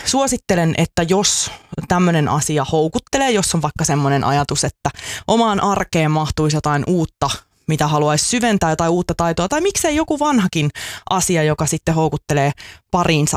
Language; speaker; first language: Finnish; native; Finnish